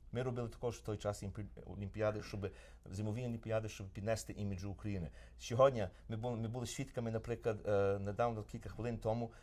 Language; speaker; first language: Ukrainian; early bilingual, heritage; Ukrainian